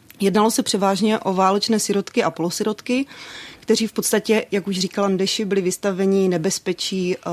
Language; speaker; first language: Czech; native; Czech